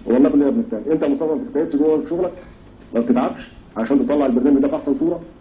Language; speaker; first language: Arabic; native; Arabic